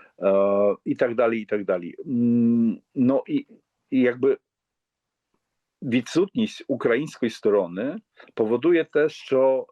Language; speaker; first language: Polish; non-native, learner; Ukrainian